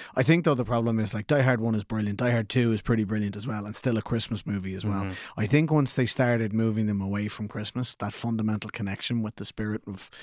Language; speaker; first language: English; native; English